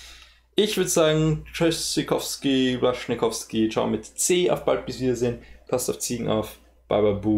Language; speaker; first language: German; native; German